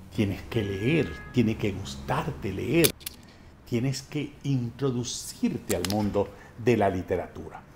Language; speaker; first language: Spanish; native; Spanish